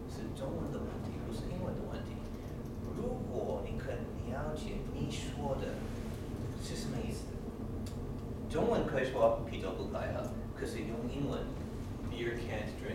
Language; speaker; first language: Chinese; non-native, learner; English